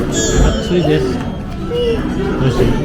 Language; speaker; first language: Japanese; non-native, fluent; Filipino